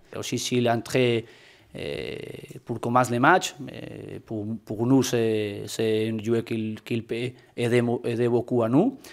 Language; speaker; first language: French; non-native, learner; Spanish